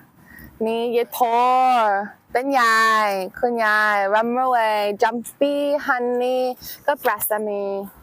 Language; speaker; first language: Thai; non-native, learner; English